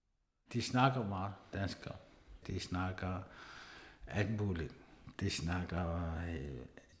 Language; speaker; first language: Danish; non-native, local second language; Kalaallisut